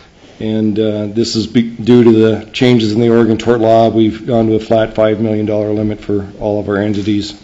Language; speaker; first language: English; native; English